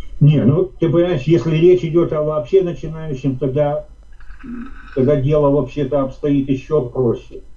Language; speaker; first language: Russian; native; Russian